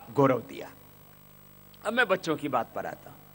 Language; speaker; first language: Hindi; native; Hindi